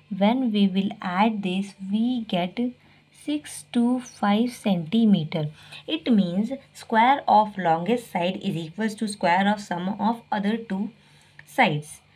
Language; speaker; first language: English; non-native, local second language; Hindi